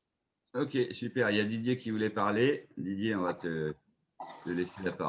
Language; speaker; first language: French; native; French